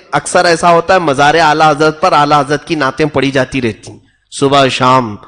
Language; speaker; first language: Urdu; native; Urdu